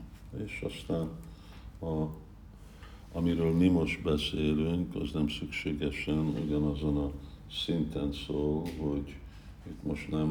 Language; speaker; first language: Hungarian; early bilingual, heritage; Hungarian